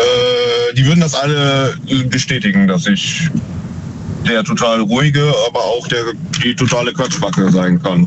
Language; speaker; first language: German; native; German